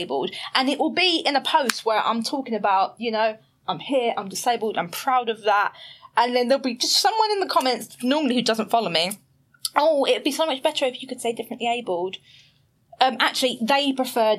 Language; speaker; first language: English; native; English